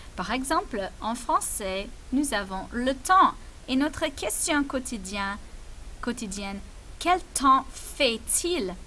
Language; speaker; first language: French; non-native, fluent; English